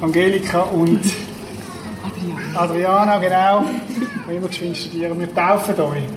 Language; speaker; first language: German; native; German